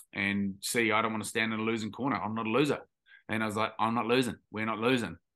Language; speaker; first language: English; native; English